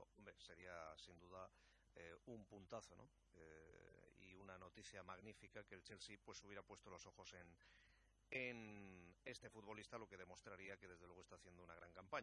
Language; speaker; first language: Spanish; native; Spanish